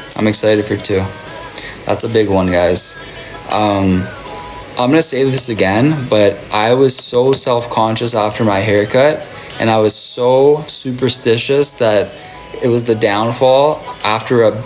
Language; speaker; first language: English; native; English